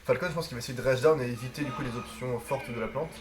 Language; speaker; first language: French; native; French